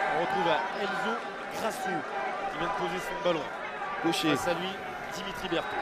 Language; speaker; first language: French; native; French